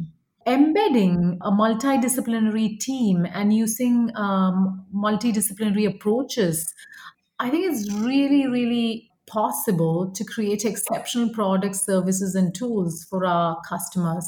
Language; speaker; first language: English; non-native, local second language; Malayalam